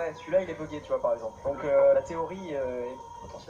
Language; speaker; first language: French; native; French